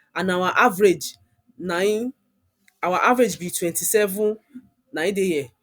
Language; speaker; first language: Nigerian Pidgin; non-native, local second language; Yoruba